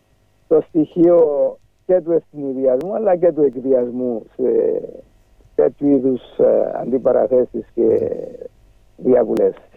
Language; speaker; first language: Greek; native; Greek